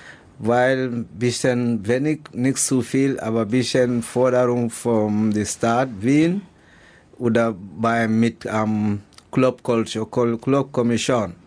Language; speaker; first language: German; non-native, learner; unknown